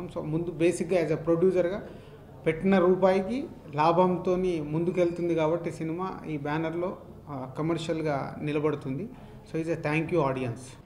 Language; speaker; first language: Telugu; native; Telugu